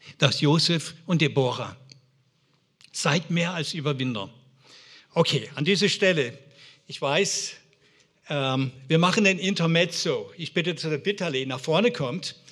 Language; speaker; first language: German; non-native, fluent; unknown